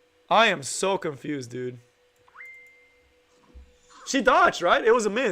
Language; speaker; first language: English; native; English